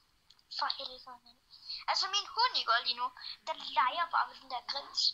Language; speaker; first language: Danish; native; Danish